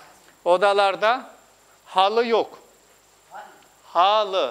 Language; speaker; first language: Turkish; non-native, fluent; Urdu